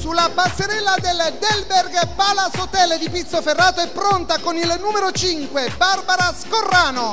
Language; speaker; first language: Italian; native; Italian